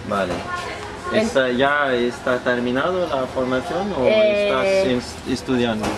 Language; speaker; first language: Spanish; non-native, learner; Danish